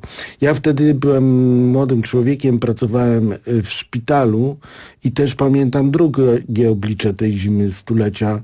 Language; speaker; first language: Polish; native; Polish